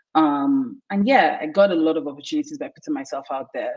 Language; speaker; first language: English; non-native, local second language; Yoruba